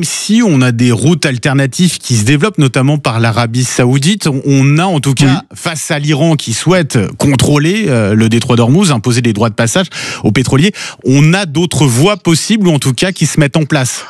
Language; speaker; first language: French; native; French